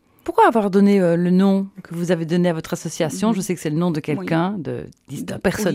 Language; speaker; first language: French; native; French